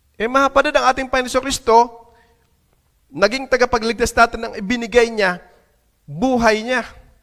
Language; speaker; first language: Filipino; native; Filipino